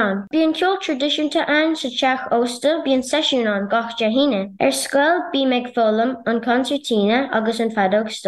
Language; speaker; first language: English; native; English